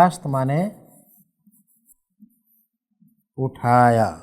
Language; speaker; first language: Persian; non-native, fluent; Urdu